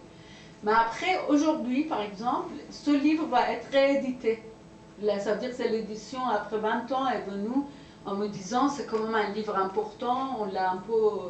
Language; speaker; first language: French; non-native, fluent; Persian